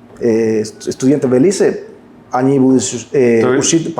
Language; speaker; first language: Russian; non-native, learner; Spanish